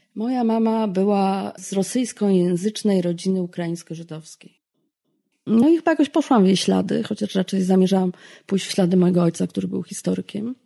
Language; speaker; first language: Polish; native; Polish